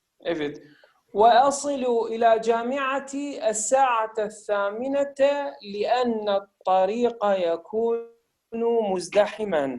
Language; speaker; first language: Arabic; non-native, fluent; Turkish